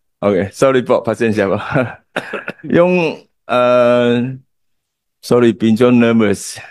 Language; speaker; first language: Filipino; non-native, learner; Chinese